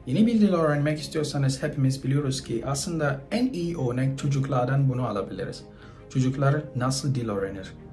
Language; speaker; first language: Turkish; non-native, fluent; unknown